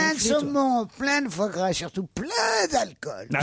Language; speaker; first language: French; native; French